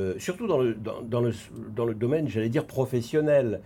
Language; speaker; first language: French; native; French